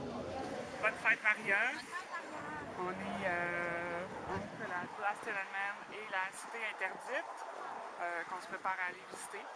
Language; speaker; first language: French; native; French